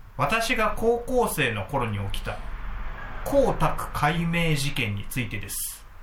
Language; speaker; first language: Japanese; native; Japanese